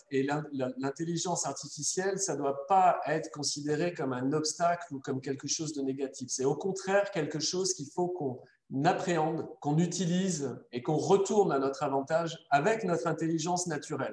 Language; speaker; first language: French; native; French